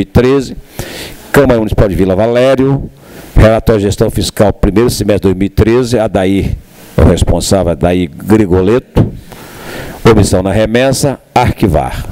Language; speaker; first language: Portuguese; native; Portuguese